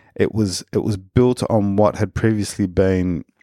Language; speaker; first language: English; early bilingual, other home language; Spanish